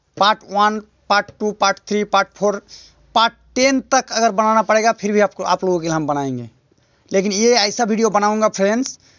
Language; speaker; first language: Hindi; non-native, local second language; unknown